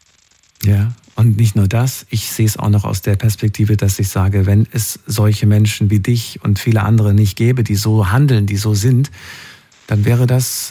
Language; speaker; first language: German; native; German